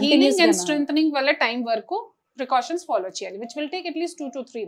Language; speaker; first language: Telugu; non-native, fluent; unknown